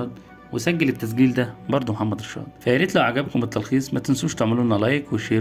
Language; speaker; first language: Arabic; native; Arabic